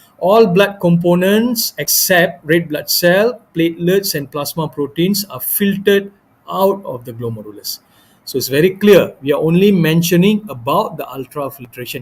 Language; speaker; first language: English; non-native, local second language; Malay